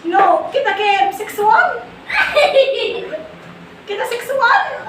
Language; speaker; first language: Arabic; native; Arabic